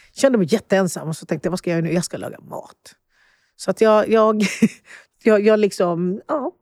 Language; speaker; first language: Swedish; early bilingual, other home language; Spanish